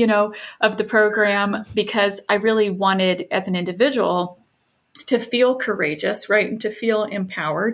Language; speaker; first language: English; native; English